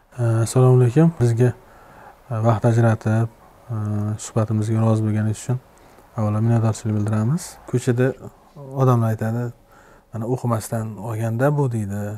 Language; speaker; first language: Uzbek; native; Uzbek